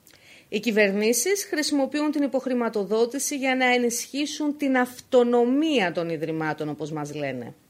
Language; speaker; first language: Greek; native; Greek